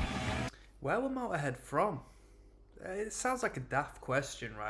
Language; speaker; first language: English; native; English